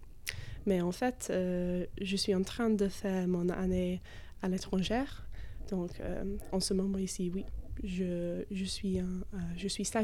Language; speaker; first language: French; non-native, fluent; English